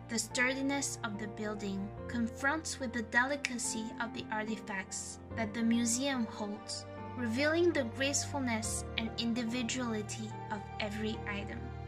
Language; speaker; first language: English; non-native, fluent; French